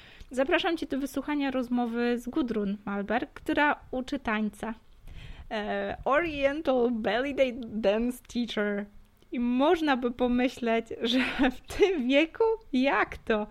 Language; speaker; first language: Polish; native; Polish